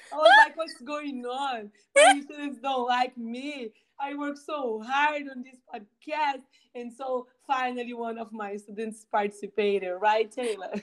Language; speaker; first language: English; non-native, fluent; Portuguese